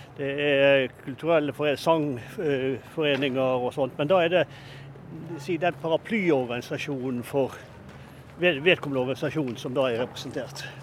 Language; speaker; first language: Norwegian; native; Norwegian